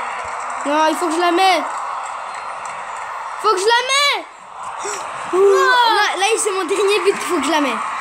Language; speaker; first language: French; native; French